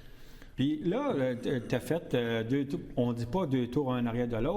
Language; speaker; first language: French; native; French